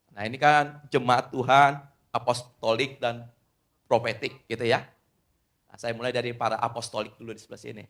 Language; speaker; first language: Indonesian; native; Indonesian